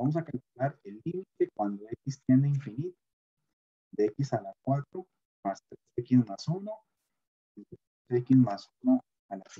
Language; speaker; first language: Spanish; native; Spanish